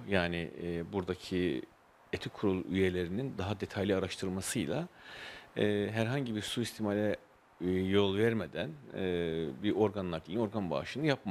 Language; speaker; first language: Turkish; native; Turkish